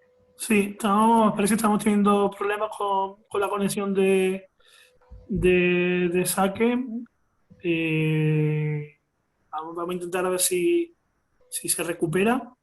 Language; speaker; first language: Spanish; native; Spanish